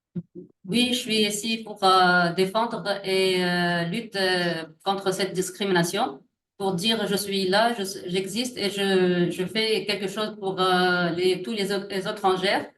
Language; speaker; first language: French; non-native, learner; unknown